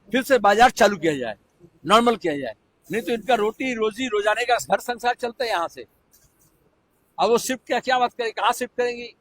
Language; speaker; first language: Hindi; non-native, local second language; Bangla